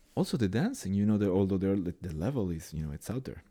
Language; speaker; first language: English; non-native, fluent; Spanish